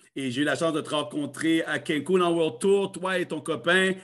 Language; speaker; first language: French; native; French